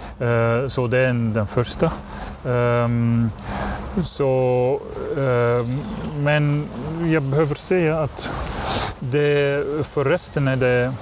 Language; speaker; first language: Swedish; non-native, learner; Dutch